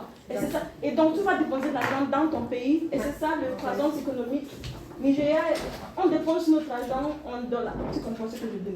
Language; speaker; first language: French; non-native, learner; English